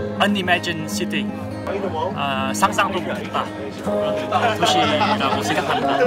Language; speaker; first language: Korean; non-native, learner; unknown